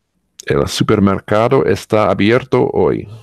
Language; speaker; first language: Spanish; non-native, learner; English